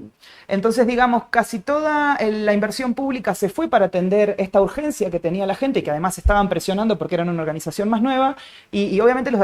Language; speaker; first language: Spanish; native; Spanish